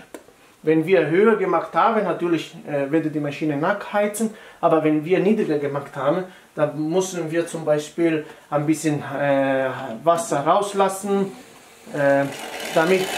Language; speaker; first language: German; non-native, fluent; Italian